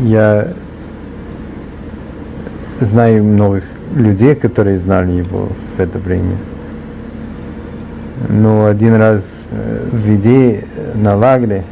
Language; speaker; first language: Russian; early bilingual, heritage; Russian